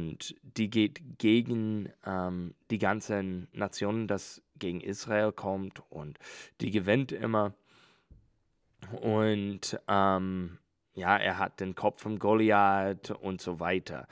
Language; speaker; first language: German; non-native, learner; English